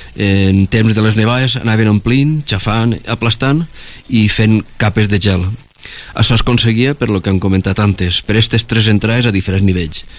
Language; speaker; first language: Catalan; native; Catalan